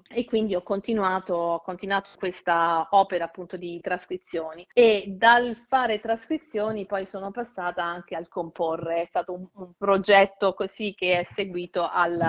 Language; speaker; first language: Italian; native; Italian